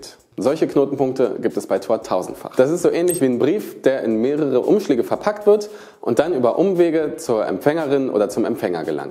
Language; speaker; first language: German; native; German